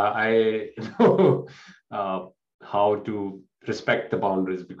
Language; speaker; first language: English; non-native, local second language; Punjabi